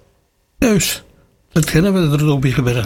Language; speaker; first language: Dutch; native; Dutch